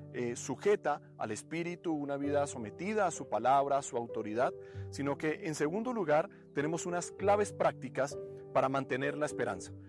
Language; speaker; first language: Spanish; native; Spanish